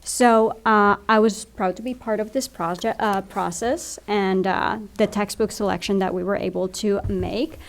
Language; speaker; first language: English; non-native, fluent; Finnish